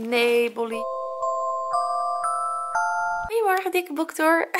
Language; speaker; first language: Dutch; native; Dutch